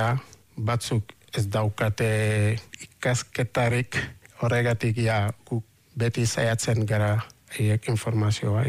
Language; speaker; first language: Basque; non-native, learner; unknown